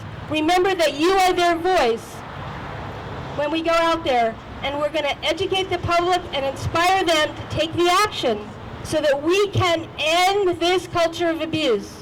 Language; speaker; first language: English; native; English